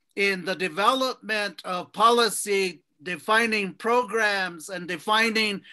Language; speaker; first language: English; native; English